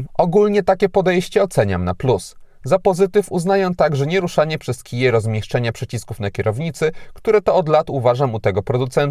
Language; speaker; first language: Polish; native; Polish